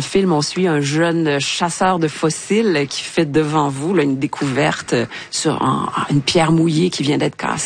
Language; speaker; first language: French; native; French